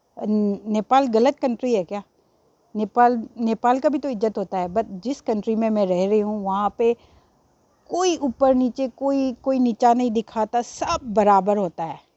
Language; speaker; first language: Hindi; non-native, local second language; Manipuri